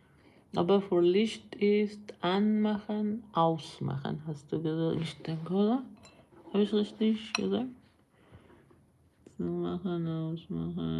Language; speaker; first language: German; non-native, learner; Persian